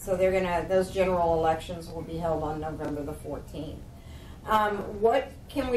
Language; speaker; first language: English; native; English